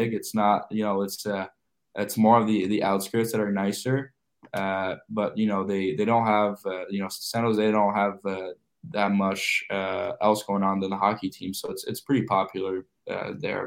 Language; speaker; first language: English; native; English